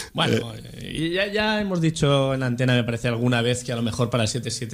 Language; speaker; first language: Spanish; native; Spanish